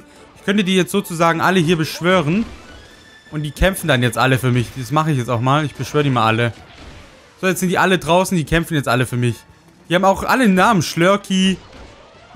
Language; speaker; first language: German; native; German